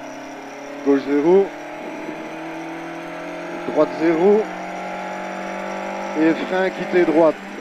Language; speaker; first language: French; native; French